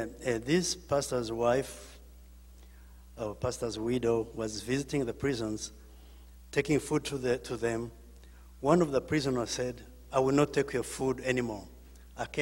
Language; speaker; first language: English; non-native, local second language; Kinyarwanda